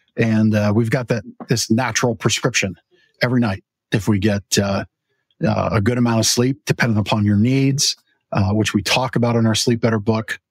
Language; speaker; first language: English; native; English